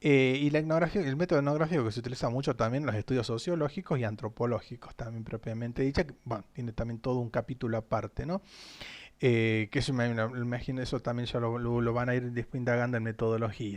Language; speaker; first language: Spanish; native; Spanish